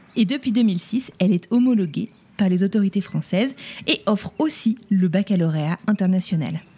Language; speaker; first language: French; native; French